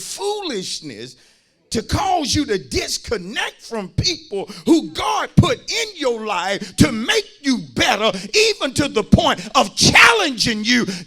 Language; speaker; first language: English; native; English